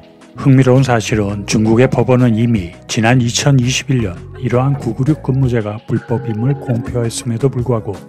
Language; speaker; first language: Korean; native; Korean